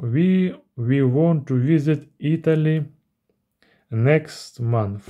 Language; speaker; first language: English; non-native, learner; Russian